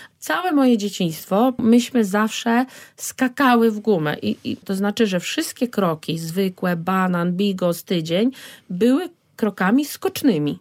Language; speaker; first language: Polish; native; Polish